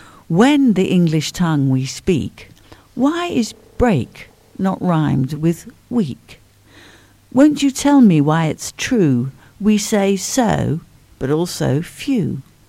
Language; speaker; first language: English; native; English